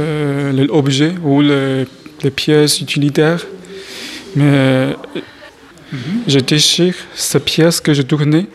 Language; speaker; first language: French; non-native, learner; Chinese